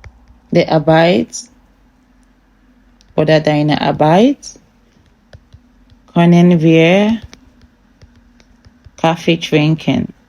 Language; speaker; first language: German; non-native, fluent; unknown